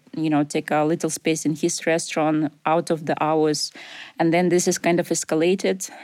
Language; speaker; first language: English; non-native, fluent; Ukrainian